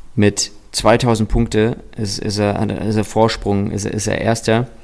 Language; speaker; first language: German; early bilingual, other home language; Russian